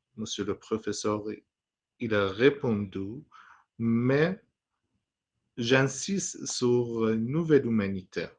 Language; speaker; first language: French; non-native, fluent; Persian